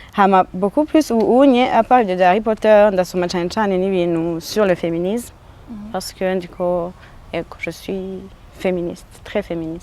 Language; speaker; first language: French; non-native, local second language; Rundi